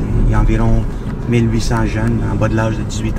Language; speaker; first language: French; native; French